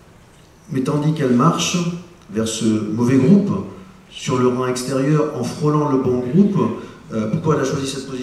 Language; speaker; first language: French; native; French